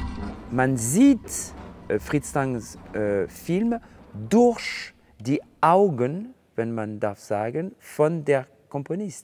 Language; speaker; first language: German; non-native, fluent; French